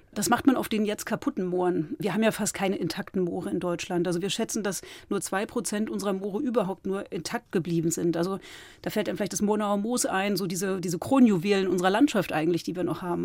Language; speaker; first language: German; native; German